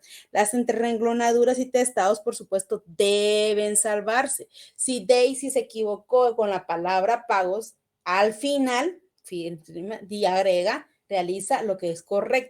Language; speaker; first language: Spanish; native; Spanish